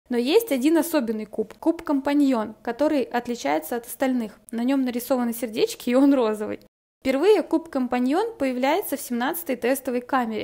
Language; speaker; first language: Russian; native; Russian